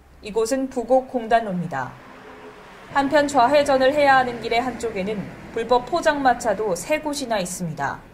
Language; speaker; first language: Korean; native; Korean